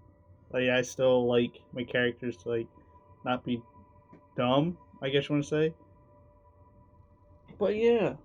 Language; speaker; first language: English; native; English